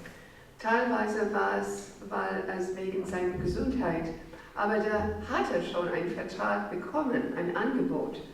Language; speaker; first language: German; non-native, fluent; English